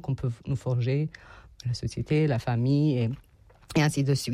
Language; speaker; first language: French; non-native, fluent; Serbian